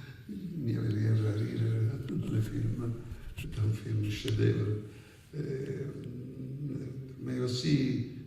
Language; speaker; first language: French; non-native, fluent; Italian